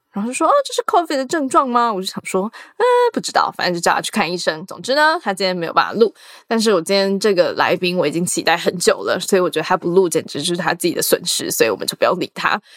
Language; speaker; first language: Chinese; native; Chinese